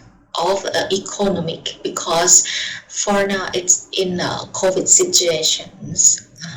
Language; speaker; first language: English; non-native, learner; Thai